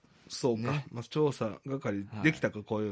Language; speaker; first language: Japanese; native; Japanese